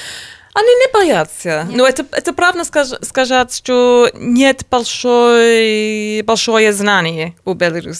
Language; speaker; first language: Russian; non-native, learner; English